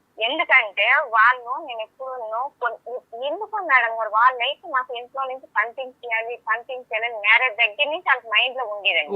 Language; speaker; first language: Telugu; native; Telugu